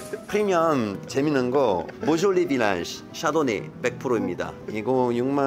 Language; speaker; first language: Korean; non-native, learner; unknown